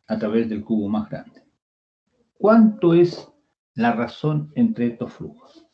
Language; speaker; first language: Spanish; native; Spanish